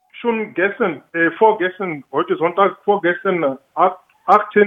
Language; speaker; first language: German; non-native, learner; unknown